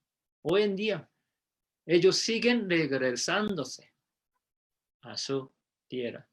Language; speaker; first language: Spanish; non-native, fluent; Korean